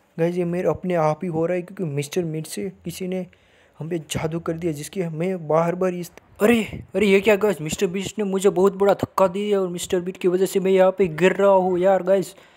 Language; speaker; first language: Hindi; non-native, local second language; Gujarati